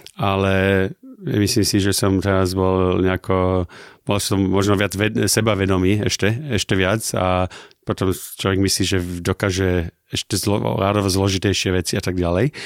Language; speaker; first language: Slovak; early bilingual, heritage; German